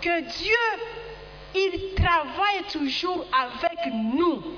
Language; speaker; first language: French; non-native, local second language; Swahili